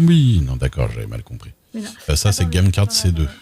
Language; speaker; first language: French; native; French